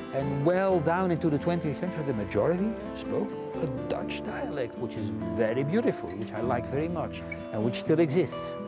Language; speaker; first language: English; non-native, fluent; Dutch